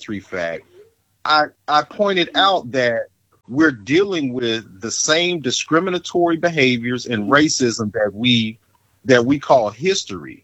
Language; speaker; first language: English; native; English